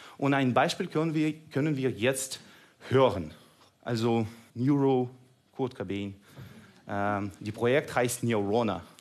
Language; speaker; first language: German; non-native, fluent; Russian